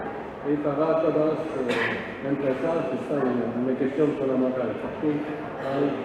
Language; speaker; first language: Spanish; non-native, learner; French